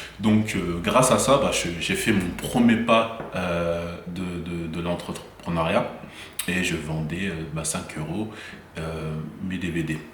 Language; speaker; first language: French; early bilingual, other home language; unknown